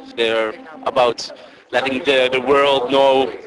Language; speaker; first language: English; non-native, fluent; Dutch